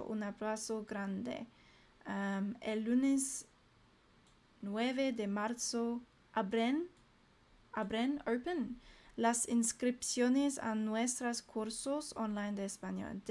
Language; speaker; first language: Spanish; non-native, learner; English